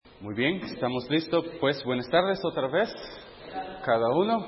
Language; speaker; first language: Spanish; non-native, fluent; English